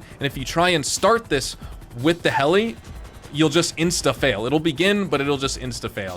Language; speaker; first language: English; native; English